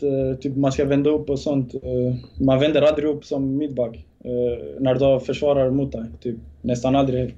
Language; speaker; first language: Swedish; early bilingual, other home language; Bosnian